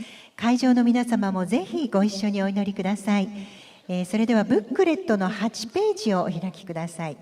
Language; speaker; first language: Japanese; native; Japanese